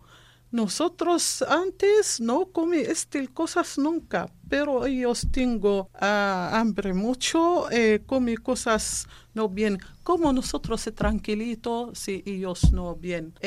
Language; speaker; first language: Spanish; non-native, learner; Arabic